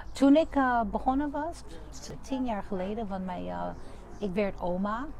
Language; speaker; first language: Dutch; non-native, fluent; English